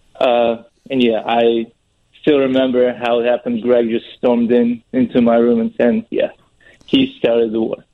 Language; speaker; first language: English; non-native, fluent; Russian